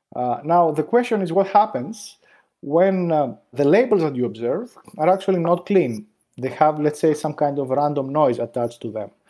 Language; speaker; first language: English; non-native, fluent; Greek